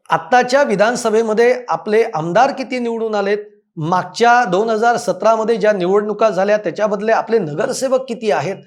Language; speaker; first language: Marathi; native; Marathi